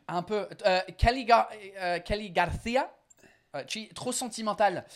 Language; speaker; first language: French; non-native, fluent; English